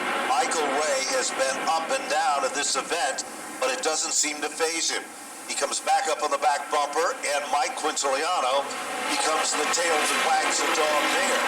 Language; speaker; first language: English; native; English